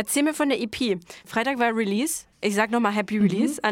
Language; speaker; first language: German; native; German